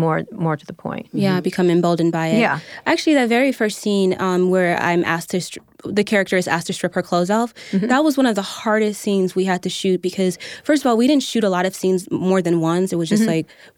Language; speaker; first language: English; native; English